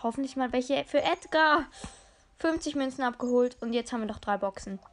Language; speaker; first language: German; native; German